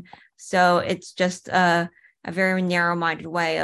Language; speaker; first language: English; native; English